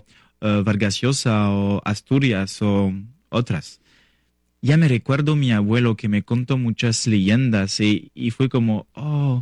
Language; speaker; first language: Spanish; non-native, learner; French